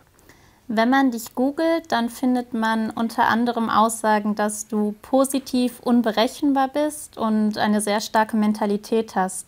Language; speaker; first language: German; native; German